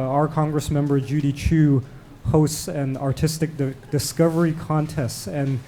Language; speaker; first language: English; non-native, local second language; Cantonese